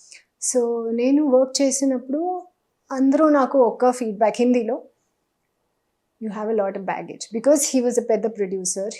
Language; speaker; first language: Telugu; non-native, local second language; Hindi